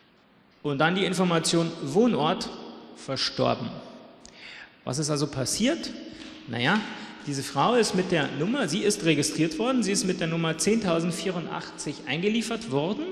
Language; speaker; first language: German; native; German